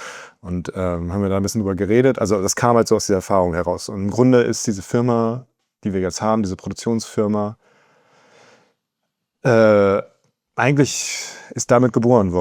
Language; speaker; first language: German; native; German